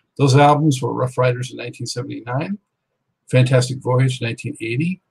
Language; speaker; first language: English; native; English